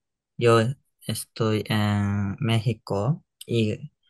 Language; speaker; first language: Spanish; non-native, learner; Japanese